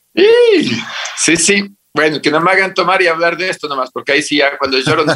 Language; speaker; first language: Spanish; native; Spanish